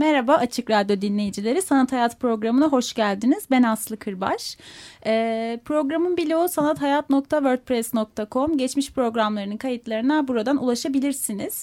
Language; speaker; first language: Turkish; native; Turkish